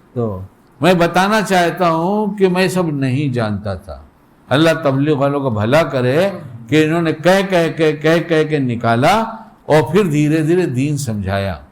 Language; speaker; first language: Urdu; native; Urdu